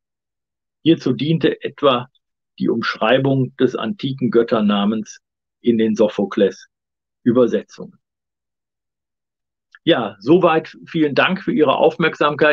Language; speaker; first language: German; native; German